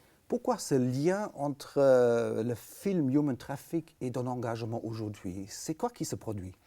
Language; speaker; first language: French; native; French